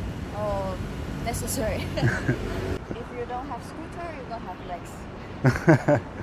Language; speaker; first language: English; non-native, fluent; Chinese